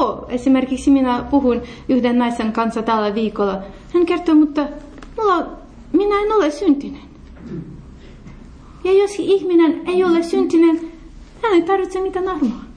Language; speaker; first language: Finnish; non-native, learner; Russian